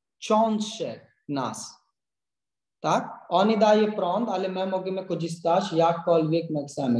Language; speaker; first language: Polish; non-native, learner; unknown